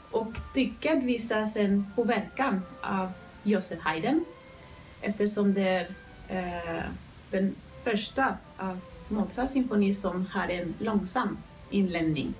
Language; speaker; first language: Swedish; non-native, fluent; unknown